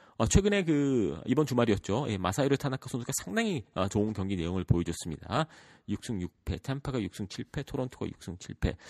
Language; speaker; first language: Korean; early bilingual, heritage; Korean